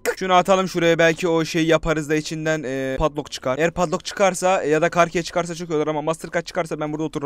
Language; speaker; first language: Turkish; native; Turkish